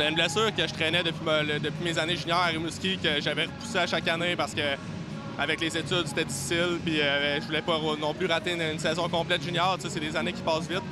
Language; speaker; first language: French; native; French